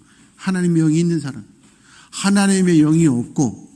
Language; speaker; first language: Korean; native; Korean